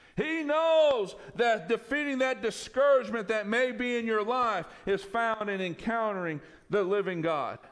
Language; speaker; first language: English; native; English